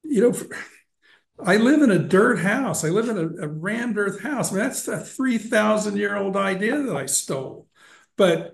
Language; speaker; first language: English; native; English